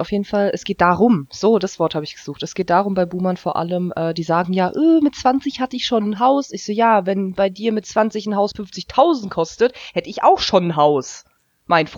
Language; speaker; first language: German; native; German